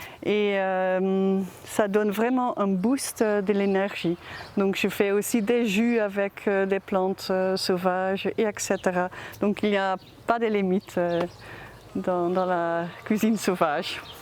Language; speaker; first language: French; non-native, fluent; Dutch